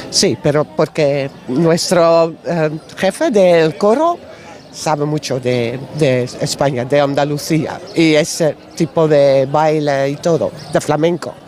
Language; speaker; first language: Spanish; non-native, learner; Dutch